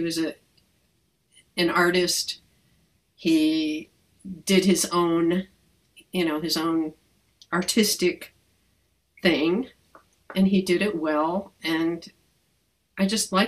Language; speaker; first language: English; native; English